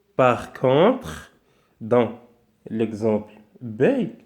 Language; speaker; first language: French; non-native, local second language; Arabic